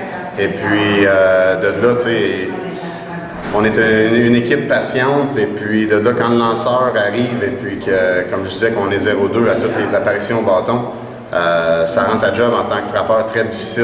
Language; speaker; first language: French; native; French